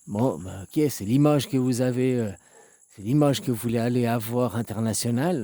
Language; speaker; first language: French; native; French